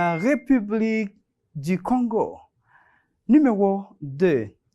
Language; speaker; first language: French; non-native, fluent; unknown